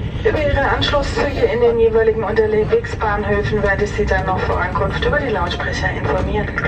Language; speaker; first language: German; native; German